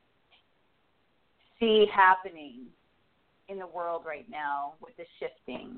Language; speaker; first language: English; native; English